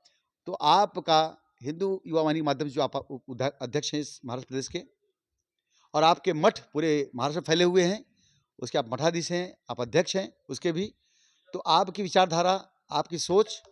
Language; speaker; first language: Hindi; native; Hindi